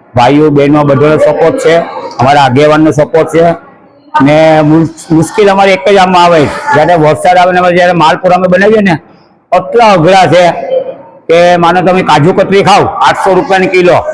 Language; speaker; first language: Gujarati; native; Gujarati